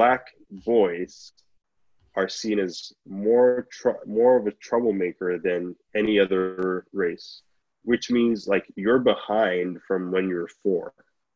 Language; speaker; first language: English; non-native, local second language; Yoruba